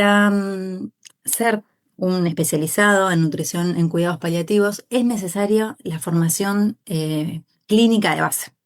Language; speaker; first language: Spanish; native; Spanish